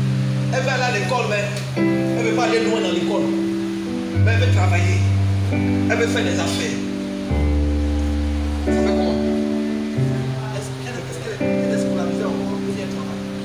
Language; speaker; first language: French; native; French